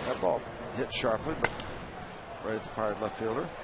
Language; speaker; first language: English; native; English